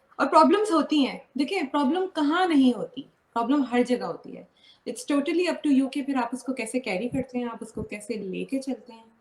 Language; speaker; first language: Urdu; native; Urdu